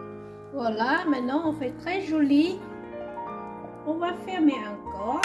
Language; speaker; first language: French; non-native, learner; Hmong